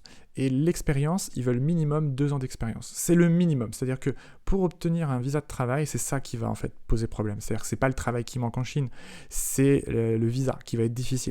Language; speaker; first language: French; native; French